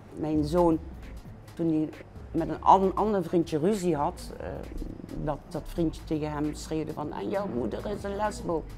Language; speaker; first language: Dutch; native; Dutch